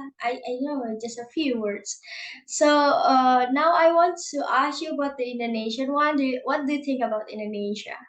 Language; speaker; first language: English; non-native, learner; Indonesian